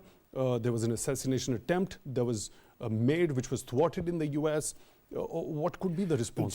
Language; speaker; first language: English; non-native, local second language; Urdu